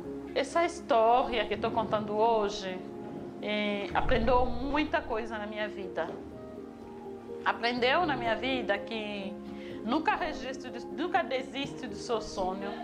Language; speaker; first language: Portuguese; non-native, fluent; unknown